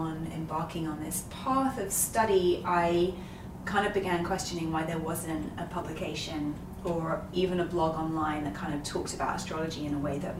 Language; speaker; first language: English; native; English